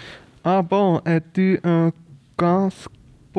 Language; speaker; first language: French; non-native, learner; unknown